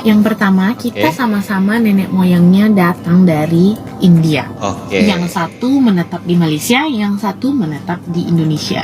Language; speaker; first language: Indonesian; non-native, local second language; Tamil